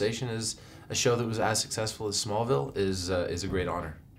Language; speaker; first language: English; native; English